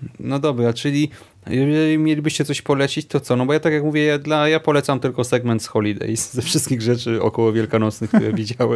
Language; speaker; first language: Polish; native; Polish